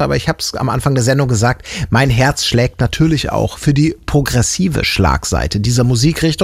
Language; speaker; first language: German; native; German